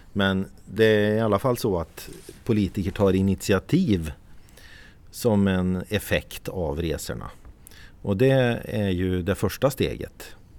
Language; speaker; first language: Swedish; native; Swedish